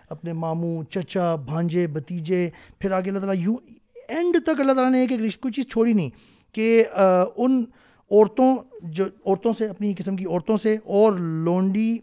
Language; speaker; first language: Urdu; native; Urdu